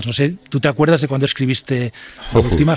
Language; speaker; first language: Spanish; native; Spanish